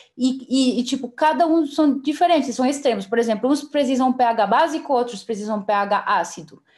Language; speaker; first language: Portuguese; non-native, fluent; Spanish